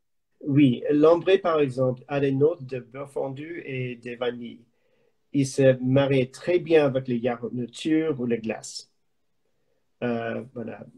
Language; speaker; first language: French; non-native, learner; English